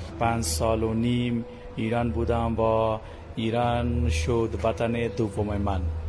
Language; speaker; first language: Persian; non-native, fluent; Bangla